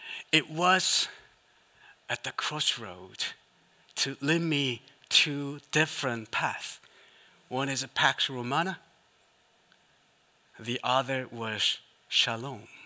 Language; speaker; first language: English; non-native, fluent; Korean